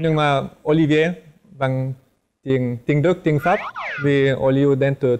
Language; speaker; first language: Vietnamese; non-native, learner; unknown